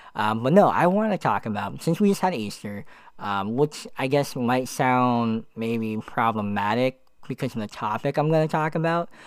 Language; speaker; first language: English; native; English